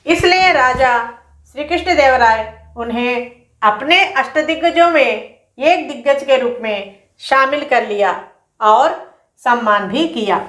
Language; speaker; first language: Hindi; non-native, local second language; Telugu